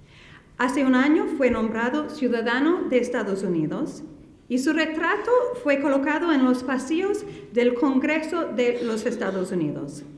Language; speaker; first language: Spanish; non-native, fluent; English